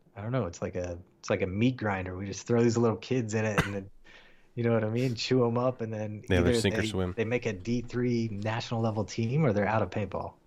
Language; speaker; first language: English; native; English